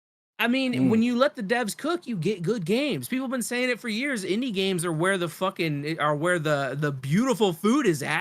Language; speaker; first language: English; native; English